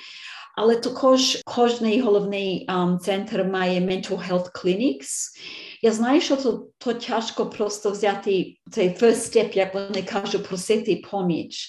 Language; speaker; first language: Ukrainian; early bilingual, heritage; Ukrainian